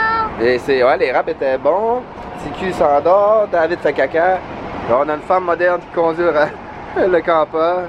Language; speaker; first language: French; native; French